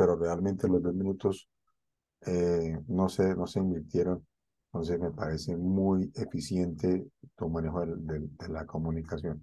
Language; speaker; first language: Spanish; native; Spanish